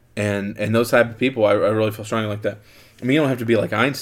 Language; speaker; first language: English; native; English